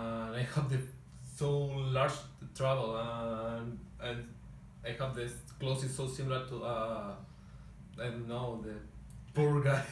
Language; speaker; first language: English; non-native, learner; Spanish